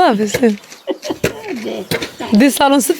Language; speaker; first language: Arabic; native; Arabic